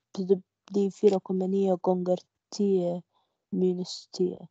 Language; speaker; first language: Swedish; non-native, learner; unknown